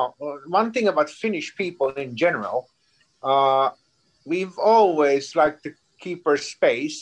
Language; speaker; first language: English; non-native, fluent; Swedish